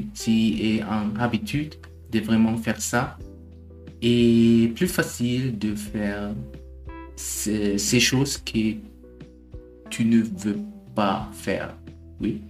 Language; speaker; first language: French; non-native, learner; German